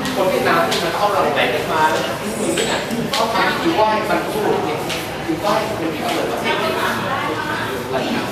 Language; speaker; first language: Thai; non-native, fluent; Vietnamese